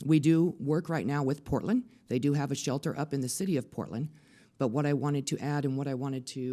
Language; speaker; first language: English; native; English